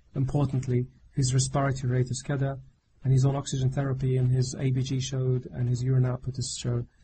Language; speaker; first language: English; non-native, fluent; Arabic